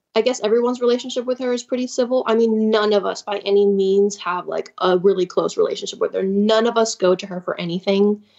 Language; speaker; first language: English; native; English